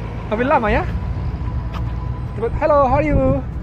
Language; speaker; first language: English; non-native, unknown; Indonesian